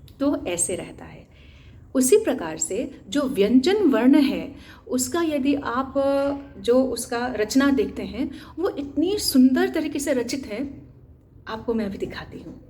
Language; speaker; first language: Hindi; non-native, local second language; Assamese